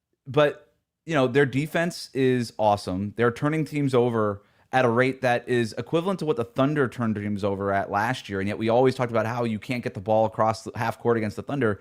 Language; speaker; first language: English; native; English